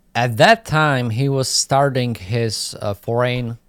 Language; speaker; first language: English; non-native, fluent; Slovak